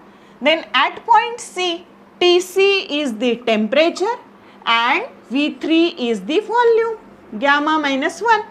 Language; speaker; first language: English; non-native, local second language; Marathi